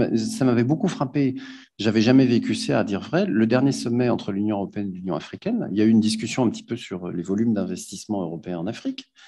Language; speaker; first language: French; native; French